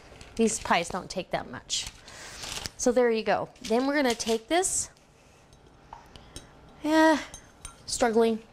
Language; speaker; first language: English; native; English